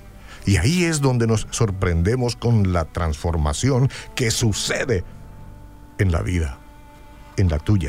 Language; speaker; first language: Spanish; native; Spanish